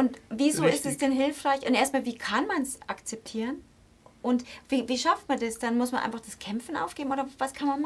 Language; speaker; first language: German; native; German